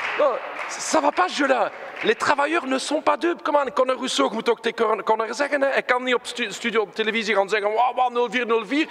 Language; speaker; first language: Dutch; non-native, local second language; French